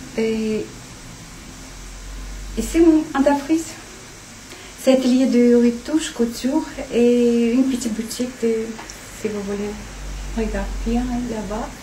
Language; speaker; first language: French; non-native, fluent; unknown